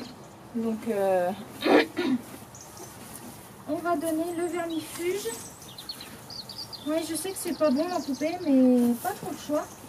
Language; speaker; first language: French; native; French